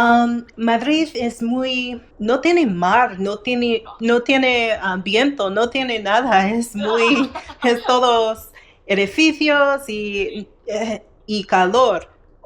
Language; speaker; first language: Spanish; non-native, learner; English